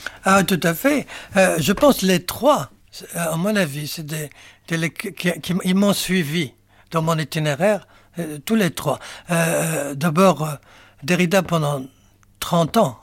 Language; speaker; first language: French; non-native, local second language; Arabic